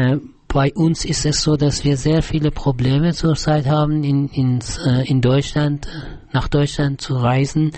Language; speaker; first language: German; non-native, fluent; Persian